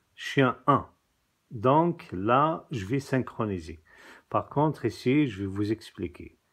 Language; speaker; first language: French; non-native, local second language; Kabyle